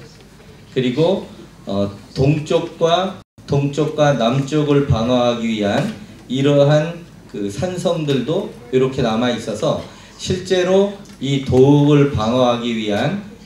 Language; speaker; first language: Korean; native; Korean